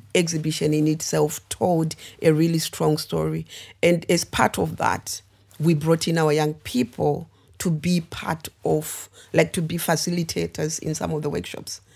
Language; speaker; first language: English; non-native, local second language; Shona